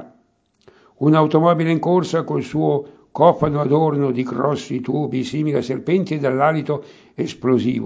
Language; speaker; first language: Italian; native; Italian